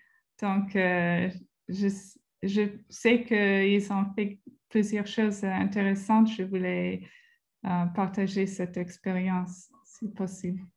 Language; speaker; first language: French; non-native, fluent; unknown